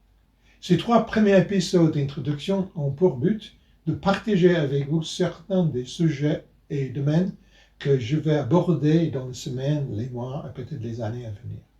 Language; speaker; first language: French; non-native, fluent; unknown